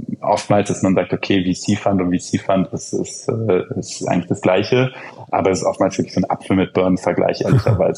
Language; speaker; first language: German; native; German